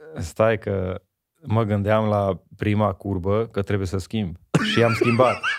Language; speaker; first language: Romanian; non-native, local second language; Hungarian